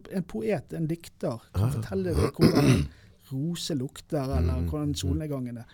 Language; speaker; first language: Norwegian; native; Norwegian